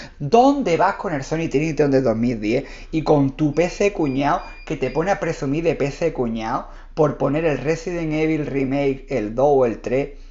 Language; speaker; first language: Spanish; native; Spanish